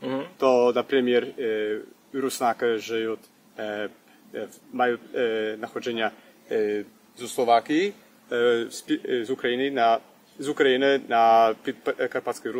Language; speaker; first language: Ukrainian; early bilingual, heritage; English